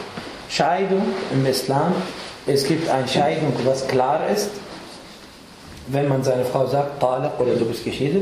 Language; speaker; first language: German; non-native, fluent; Arabic